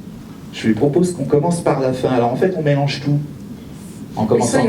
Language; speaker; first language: French; native; French